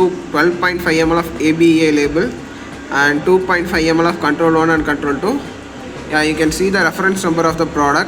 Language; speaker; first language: English; non-native, local second language; Tamil